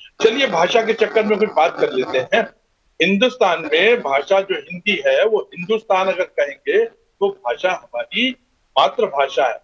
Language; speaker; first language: Hindi; non-native, local second language; Punjabi